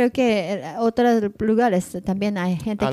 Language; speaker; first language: Spanish; non-native, learner; Japanese